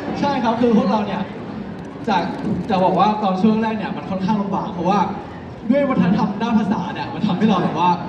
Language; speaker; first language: Thai; native; Thai